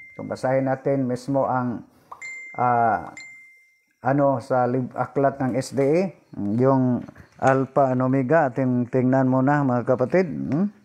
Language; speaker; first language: Filipino; non-native, local second language; Cebuano